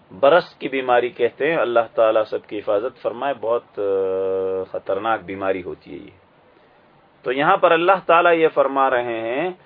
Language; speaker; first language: Urdu; native; Urdu